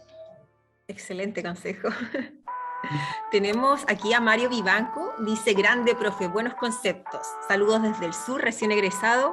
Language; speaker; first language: Spanish; native; Spanish